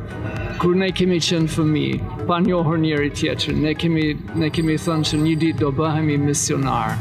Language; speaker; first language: Albanian; non-native, learner; English